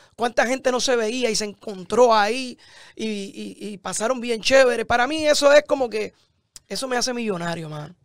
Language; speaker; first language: Spanish; native; Spanish